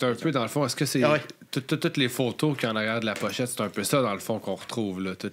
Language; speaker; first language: French; native; French